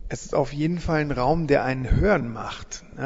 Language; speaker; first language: German; native; German